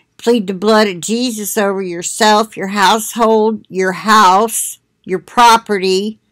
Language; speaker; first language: English; native; English